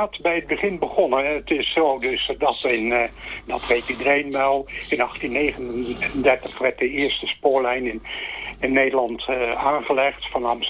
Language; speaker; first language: Dutch; native; Dutch